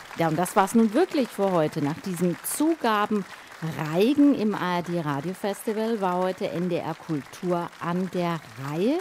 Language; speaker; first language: German; native; German